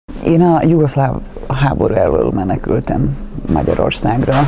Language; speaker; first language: Hungarian; non-native, fluent; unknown